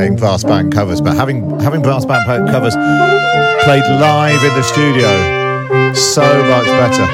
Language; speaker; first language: English; native; English